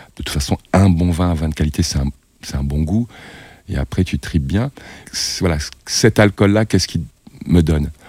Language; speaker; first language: French; native; French